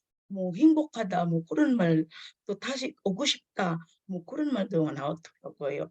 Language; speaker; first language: Korean; non-native, fluent; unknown